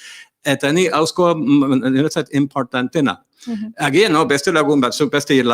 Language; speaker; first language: Basque; non-native, learner; English